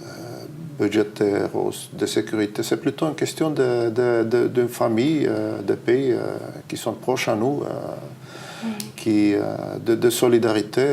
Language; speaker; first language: French; non-native, fluent; Estonian